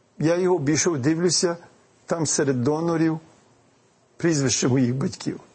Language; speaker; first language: Ukrainian; early bilingual, heritage; Ukrainian